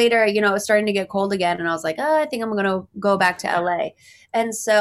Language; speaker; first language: English; native; English